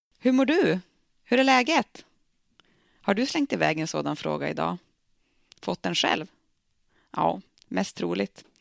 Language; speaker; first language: Swedish; native; Swedish